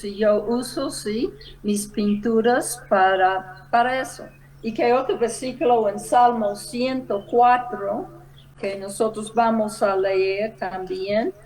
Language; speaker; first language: Spanish; non-native, fluent; English